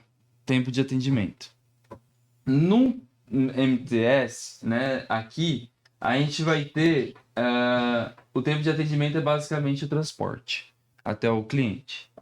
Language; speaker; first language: Portuguese; native; Portuguese